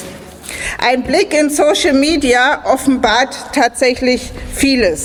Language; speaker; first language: German; native; German